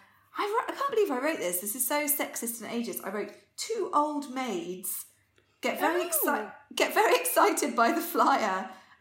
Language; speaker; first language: English; native; English